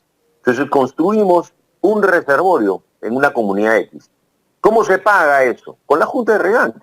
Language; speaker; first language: Spanish; native; Spanish